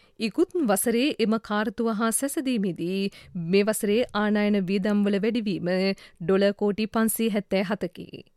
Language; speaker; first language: Sinhala; native; Sinhala